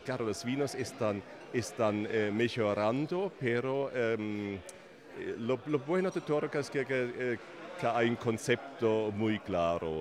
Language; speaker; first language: Spanish; non-native, fluent; German